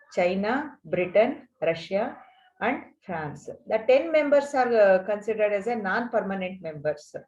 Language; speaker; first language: English; non-native, local second language; Kannada